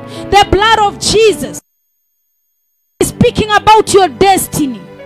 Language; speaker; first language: English; non-native, local second language; Swahili